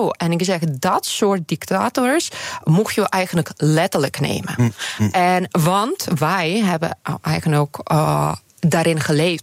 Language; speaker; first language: Dutch; non-native, fluent; Ukrainian